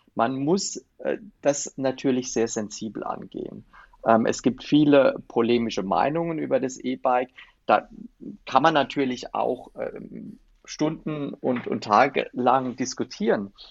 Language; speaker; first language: German; native; German